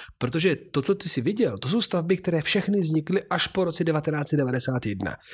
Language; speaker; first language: Czech; non-native, fluent; Italian